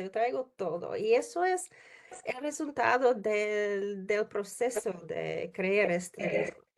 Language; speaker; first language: Spanish; non-native, learner; Czech